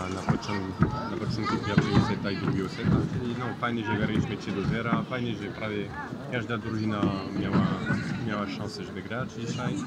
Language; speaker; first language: Polish; non-native, fluent; French